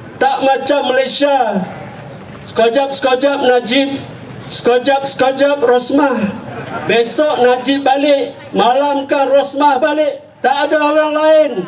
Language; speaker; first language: Malay; native; Malay